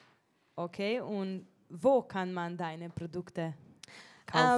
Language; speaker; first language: German; non-native, learner; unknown